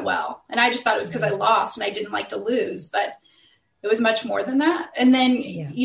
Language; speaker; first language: English; native; English